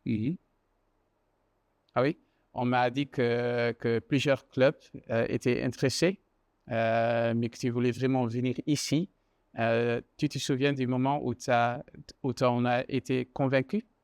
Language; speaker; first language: French; non-native, fluent; Dutch